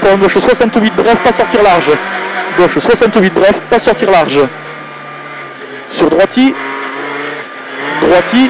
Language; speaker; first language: French; native; French